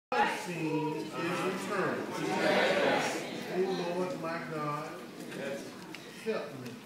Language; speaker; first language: English; native; English